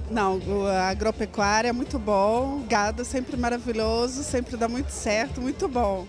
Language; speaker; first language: Portuguese; native; Portuguese